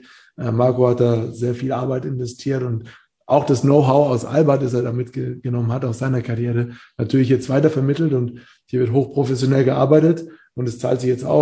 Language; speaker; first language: German; native; German